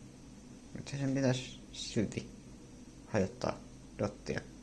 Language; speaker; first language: Finnish; non-native, learner; English